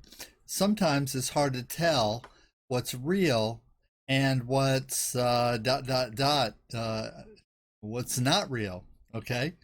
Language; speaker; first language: English; native; English